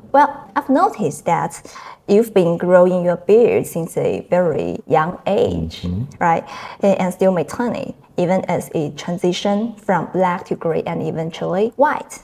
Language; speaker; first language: English; non-native, fluent; Chinese